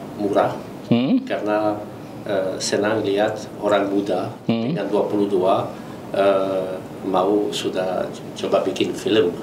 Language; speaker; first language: Indonesian; non-native, learner; Italian